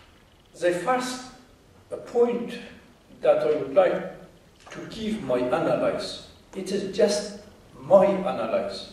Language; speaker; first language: English; non-native, fluent; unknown